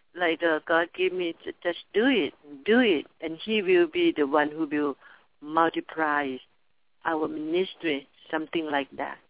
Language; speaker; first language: English; non-native, learner; Thai